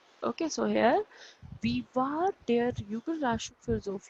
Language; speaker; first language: German; non-native, fluent; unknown